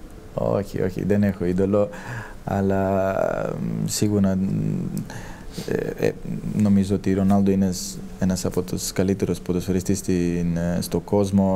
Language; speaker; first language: Greek; non-native, fluent; Serbian